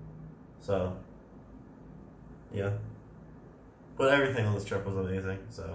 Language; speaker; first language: English; native; English